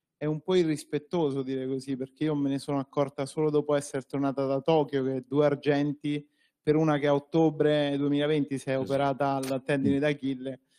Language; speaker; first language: Italian; native; Italian